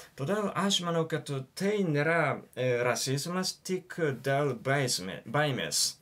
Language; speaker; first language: Lithuanian; non-native, learner; Japanese